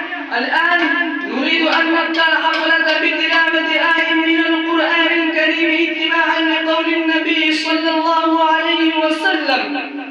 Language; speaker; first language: Arabic; non-native, learner; Urdu